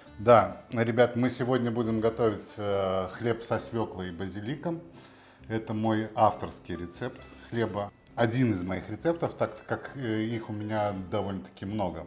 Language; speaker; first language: Russian; native; Russian